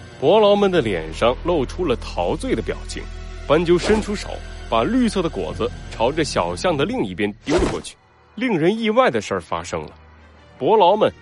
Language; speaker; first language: Chinese; native; Chinese